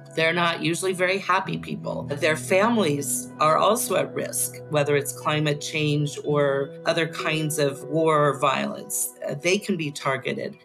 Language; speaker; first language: English; native; English